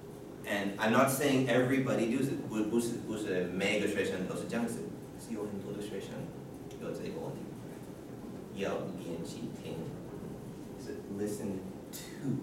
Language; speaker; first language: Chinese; non-native, learner; English